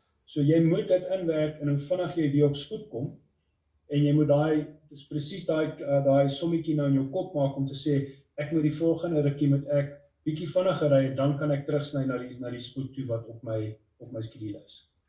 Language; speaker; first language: Afrikaans; native; Afrikaans